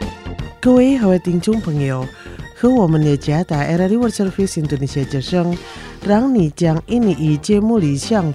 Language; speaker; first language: Chinese; non-native, learner; Indonesian